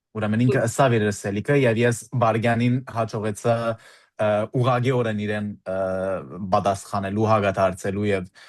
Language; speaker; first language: Armenian; early bilingual, heritage; Armenian